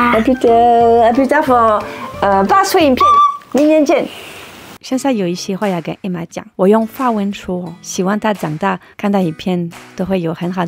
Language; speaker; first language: Chinese; non-native, fluent; French